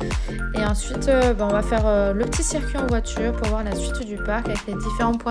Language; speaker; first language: French; native; French